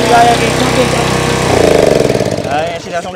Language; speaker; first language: Portuguese; non-native, learner; Vietnamese